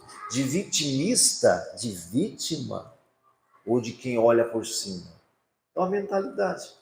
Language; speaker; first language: Portuguese; native; Portuguese